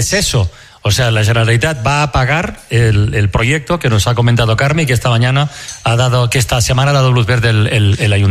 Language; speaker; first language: Spanish; native; Spanish